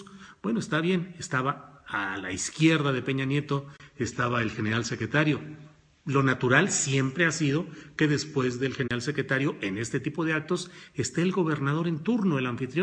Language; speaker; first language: Spanish; native; Spanish